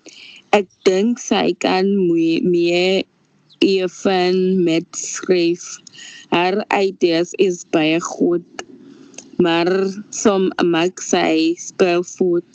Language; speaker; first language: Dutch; non-native, learner; Afrikaans